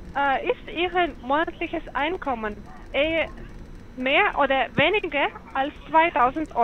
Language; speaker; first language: German; non-native, learner; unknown